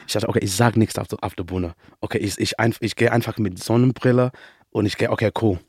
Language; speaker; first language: German; non-native, learner; Shona